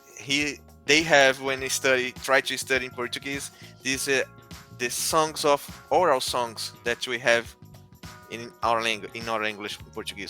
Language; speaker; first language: English; non-native, learner; Portuguese